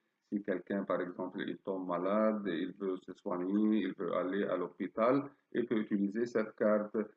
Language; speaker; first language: French; non-native, fluent; Arabic